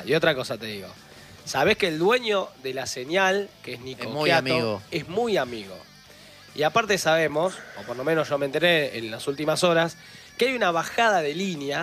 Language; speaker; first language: Spanish; native; Spanish